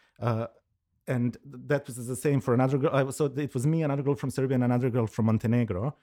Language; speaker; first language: English; non-native, fluent; Serbian